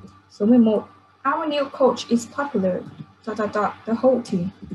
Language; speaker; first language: English; non-native, fluent; Vietnamese